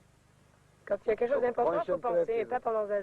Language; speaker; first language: French; native; French